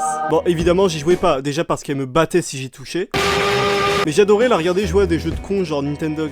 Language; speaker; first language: French; native; French